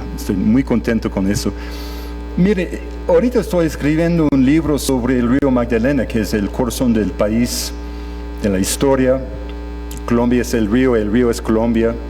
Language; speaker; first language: Spanish; non-native, fluent; English